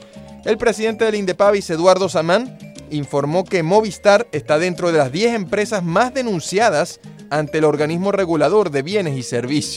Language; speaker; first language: Spanish; native; Spanish